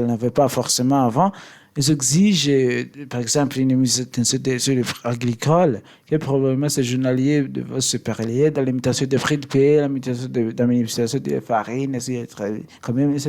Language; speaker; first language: French; non-native, learner; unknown